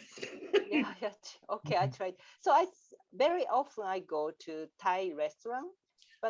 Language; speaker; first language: English; non-native, learner; Japanese